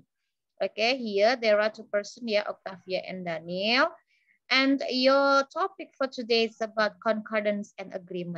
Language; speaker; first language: English; non-native, fluent; Indonesian